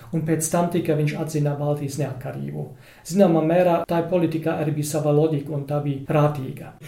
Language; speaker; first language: Latvian; non-native, fluent; German